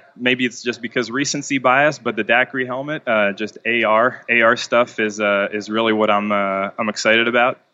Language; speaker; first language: English; non-native, fluent; Hebrew